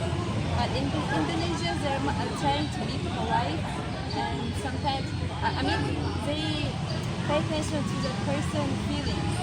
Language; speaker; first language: English; non-native, fluent; Tajik